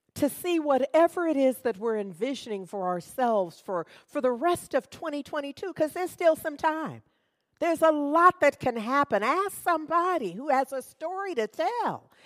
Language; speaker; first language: English; native; English